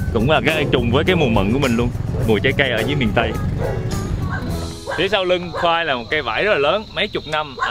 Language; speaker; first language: Vietnamese; native; Vietnamese